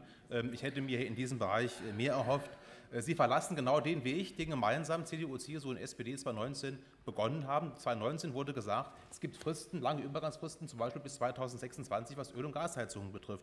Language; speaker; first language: German; native; German